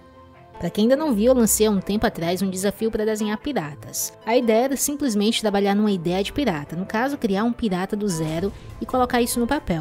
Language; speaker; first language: Portuguese; native; Portuguese